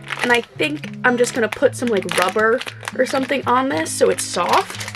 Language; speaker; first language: English; native; English